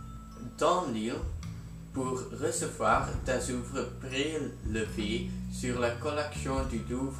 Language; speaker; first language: French; non-native, learner; Dutch